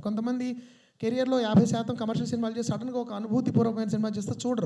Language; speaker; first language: Telugu; native; Telugu